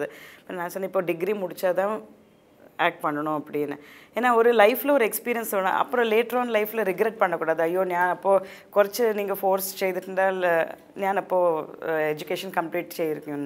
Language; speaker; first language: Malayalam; non-native, local second language; Tamil